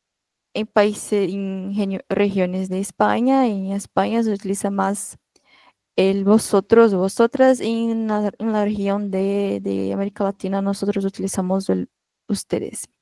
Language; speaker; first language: Spanish; non-native, fluent; Portuguese